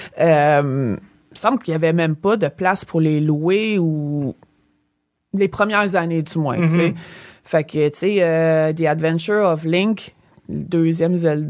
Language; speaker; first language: French; native; French